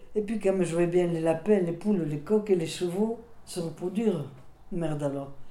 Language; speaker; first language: French; non-native, local second language; Swiss German